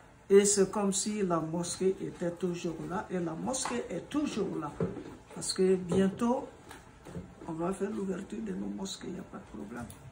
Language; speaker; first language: French; non-native, local second language; Bambara